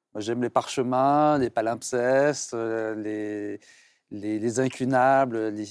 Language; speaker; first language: French; non-native, local second language; Arabic